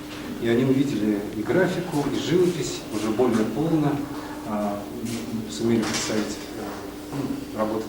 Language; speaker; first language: Russian; native; Russian